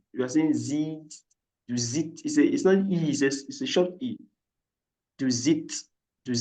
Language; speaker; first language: German; non-native, fluent; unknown